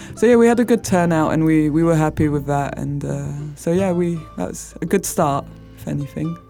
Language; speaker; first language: English; non-native, fluent; French